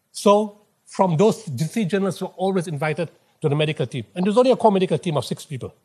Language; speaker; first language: English; native; English